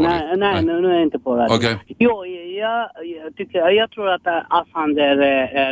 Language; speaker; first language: Swedish; non-native, fluent; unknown